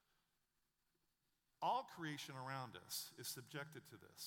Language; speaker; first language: English; native; English